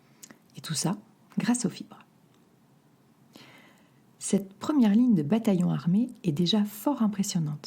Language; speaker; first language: French; native; French